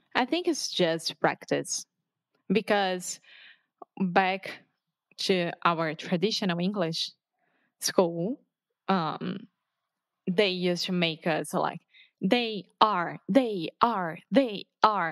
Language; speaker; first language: English; non-native, fluent; Portuguese